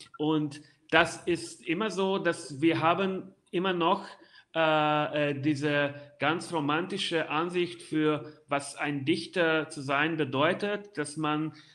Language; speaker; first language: German; non-native, fluent; Hungarian